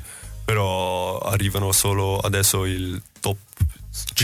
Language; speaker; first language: Italian; non-native, learner; Dutch